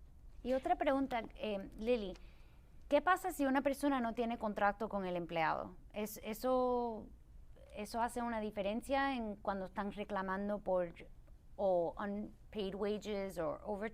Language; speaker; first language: Spanish; early bilingual, other home language; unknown